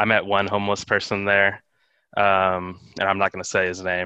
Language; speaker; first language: English; native; English